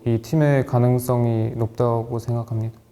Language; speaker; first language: Korean; non-native, learner; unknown